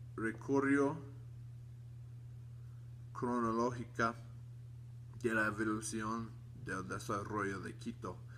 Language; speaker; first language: Spanish; non-native, learner; English